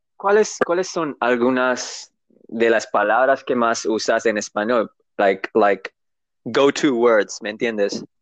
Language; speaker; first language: Spanish; non-native, learner; English